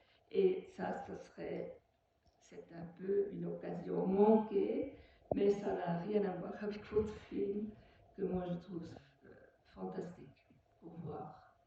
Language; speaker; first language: French; non-native, fluent; Portuguese